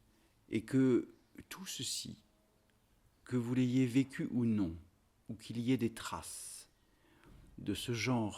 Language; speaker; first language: French; native; French